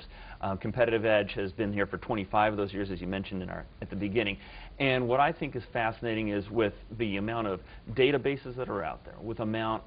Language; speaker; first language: English; native; English